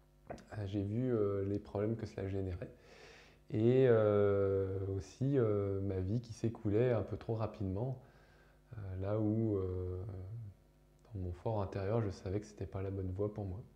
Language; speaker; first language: French; native; French